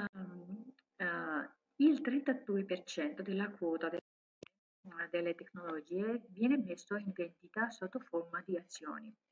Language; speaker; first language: Italian; non-native, learner; Georgian